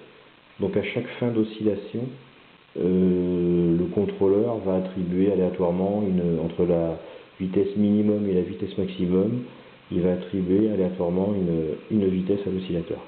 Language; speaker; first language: French; native; French